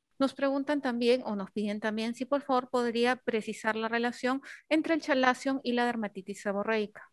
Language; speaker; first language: Spanish; native; Spanish